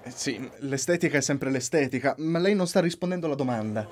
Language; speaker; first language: Italian; native; Italian